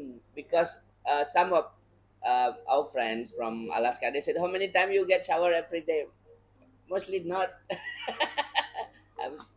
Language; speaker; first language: English; non-native, learner; Indonesian